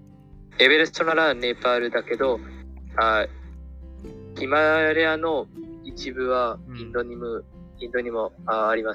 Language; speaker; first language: Japanese; non-native, learner; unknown